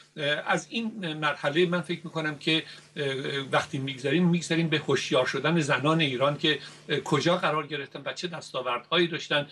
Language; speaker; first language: Persian; native; Persian